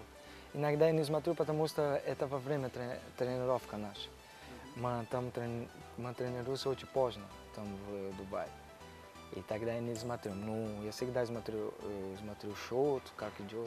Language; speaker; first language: Russian; non-native, learner; Portuguese